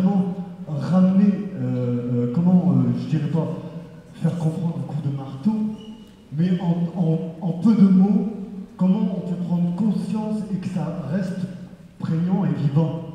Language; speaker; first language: French; native; French